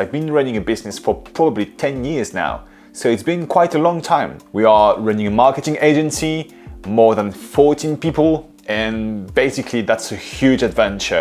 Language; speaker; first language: English; non-native, fluent; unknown